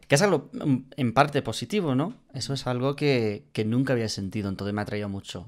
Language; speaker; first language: Spanish; non-native, fluent; English